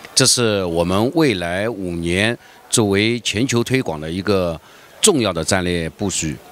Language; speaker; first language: Chinese; native; Chinese